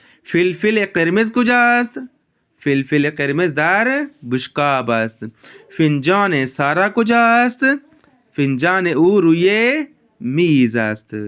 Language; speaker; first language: Persian; non-native, fluent; Urdu